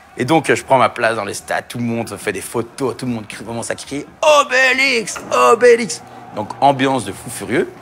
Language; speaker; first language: French; native; French